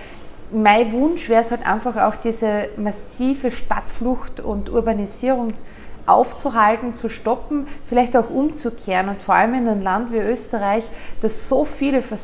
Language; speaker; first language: German; native; German